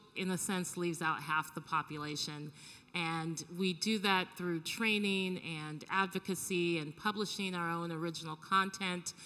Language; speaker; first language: English; native; English